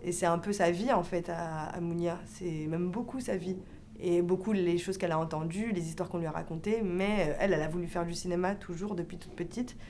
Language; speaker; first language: French; early bilingual, other home language; Arabic